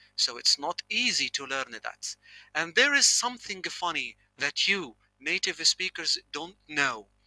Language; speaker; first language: English; non-native, fluent; Arabic